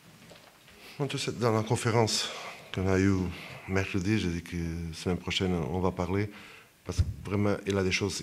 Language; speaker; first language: French; non-native, fluent; Portuguese